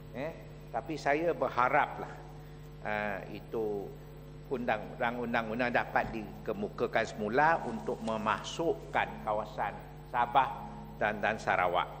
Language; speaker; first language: Malay; non-native, local second language; Chinese